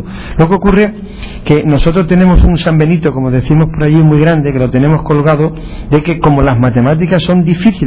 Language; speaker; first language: Spanish; native; Spanish